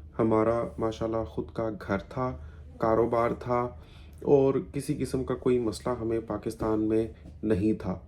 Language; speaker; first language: Urdu; native; Urdu